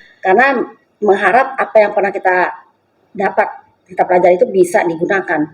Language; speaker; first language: Indonesian; non-native, local second language; Chinese